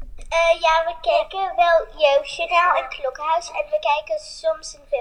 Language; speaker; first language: Dutch; early bilingual, heritage; Dutch